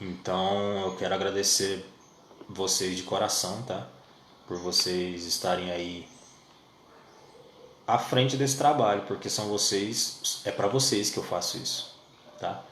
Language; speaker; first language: Portuguese; native; Portuguese